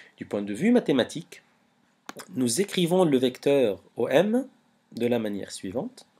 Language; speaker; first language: French; non-native, local second language; Arabic